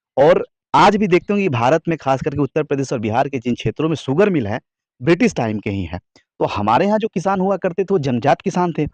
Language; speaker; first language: Hindi; native; Hindi